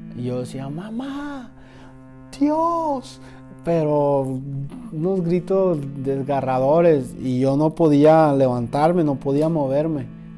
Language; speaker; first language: Spanish; native; Spanish